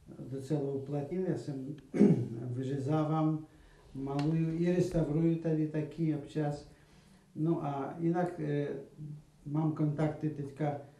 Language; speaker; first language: Czech; non-native, fluent; Russian